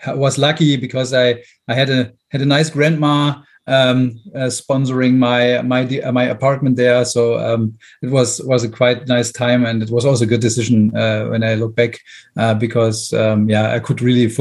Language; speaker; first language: English; non-native, fluent; German